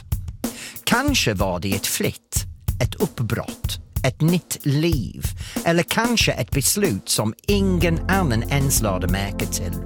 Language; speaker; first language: Swedish; non-native, fluent; English